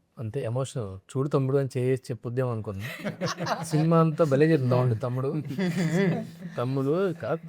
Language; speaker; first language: Telugu; native; Telugu